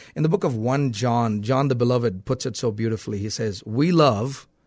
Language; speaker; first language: English; non-native, local second language; Malayalam